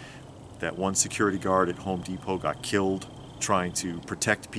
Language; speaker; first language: English; native; English